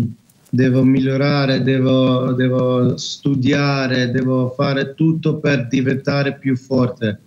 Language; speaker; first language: Italian; non-native, learner; Portuguese